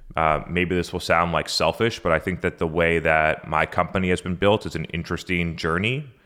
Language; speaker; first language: English; native; English